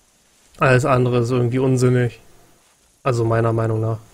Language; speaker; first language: German; native; German